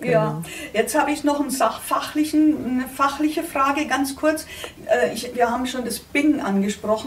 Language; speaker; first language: German; native; German